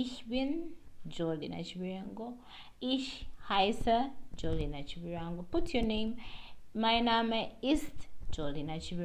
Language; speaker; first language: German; non-native, learner; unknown